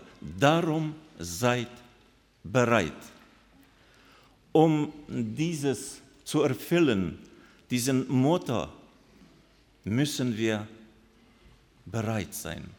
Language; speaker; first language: German; non-native, fluent; Russian